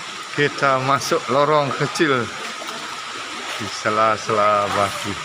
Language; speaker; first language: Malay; non-native, local second language; Balinese